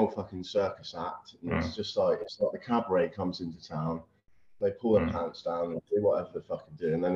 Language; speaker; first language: English; native; English